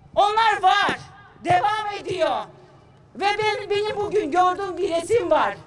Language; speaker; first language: Turkish; non-native, fluent; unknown